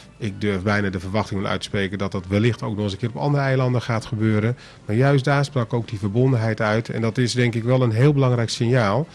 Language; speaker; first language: Dutch; non-native, local second language; Papiamento